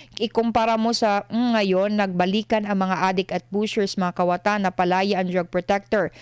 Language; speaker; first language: Filipino; non-native, local second language; Cebuano